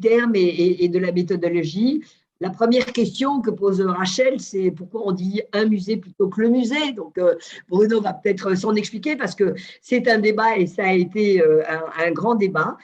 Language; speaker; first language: French; native; French